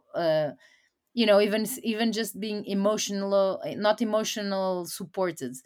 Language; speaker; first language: English; non-native, fluent; Portuguese